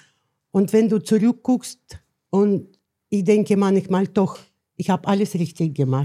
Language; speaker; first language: German; non-native, learner; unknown